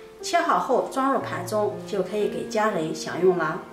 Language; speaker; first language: Chinese; native; Chinese